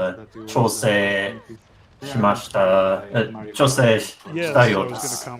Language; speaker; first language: Japanese; non-native, learner; English